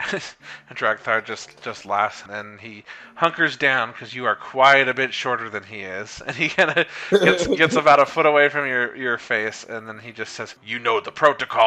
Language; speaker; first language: English; native; English